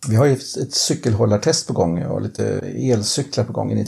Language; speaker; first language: Swedish; native; Swedish